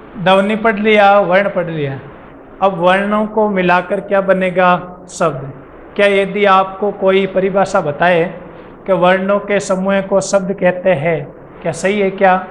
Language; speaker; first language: Hindi; native; Hindi